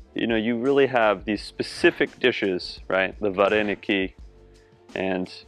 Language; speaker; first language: English; native; English